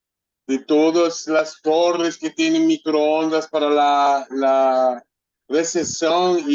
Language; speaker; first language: Portuguese; non-native, fluent; Spanish